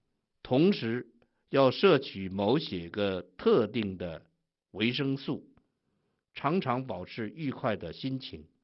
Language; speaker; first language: Chinese; native; Chinese